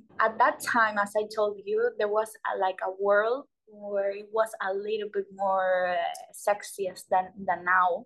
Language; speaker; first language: English; non-native, learner; Spanish